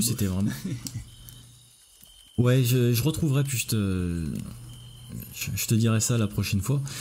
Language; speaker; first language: French; native; French